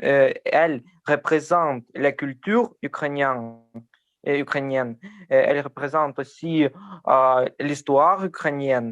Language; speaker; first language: French; non-native, learner; Ukrainian